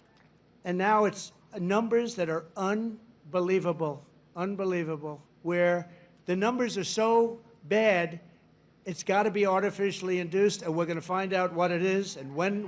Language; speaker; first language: English; native; English